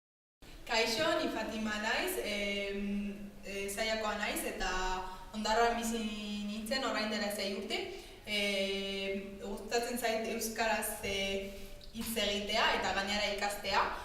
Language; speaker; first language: Basque; early bilingual, other home language; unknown